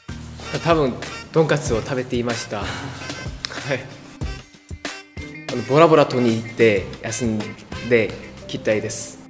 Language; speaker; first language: Japanese; non-native, learner; Korean